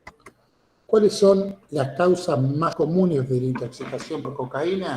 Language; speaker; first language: Spanish; native; Spanish